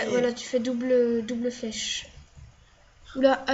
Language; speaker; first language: French; native; French